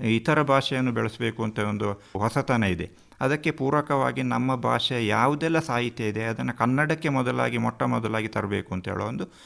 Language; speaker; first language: Kannada; non-native, local second language; Kodava